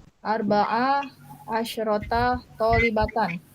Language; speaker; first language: Arabic; non-native, learner; Indonesian